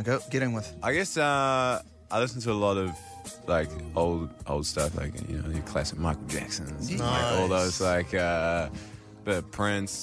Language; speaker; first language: English; native; English